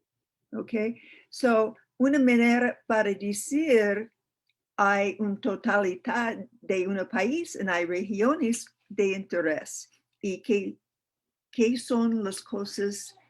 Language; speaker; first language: Spanish; non-native, learner; English